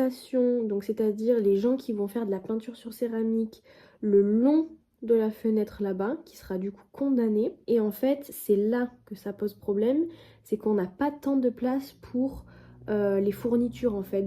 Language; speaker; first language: French; native; French